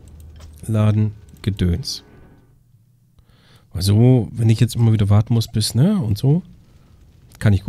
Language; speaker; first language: German; native; German